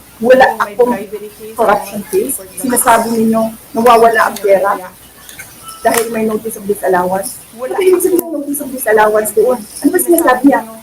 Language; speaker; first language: Filipino; non-native, local second language; Cebuano